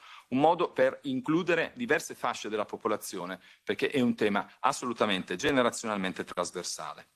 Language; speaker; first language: Italian; native; Italian